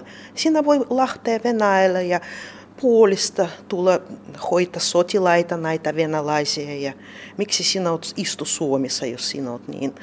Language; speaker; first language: Finnish; non-native, learner; Russian